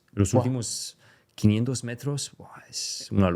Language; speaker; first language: Spanish; non-native, fluent; French